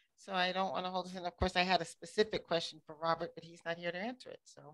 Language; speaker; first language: English; native; English